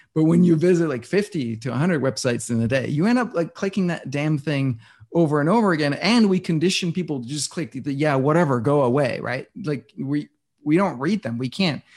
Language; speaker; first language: English; non-native, fluent; Danish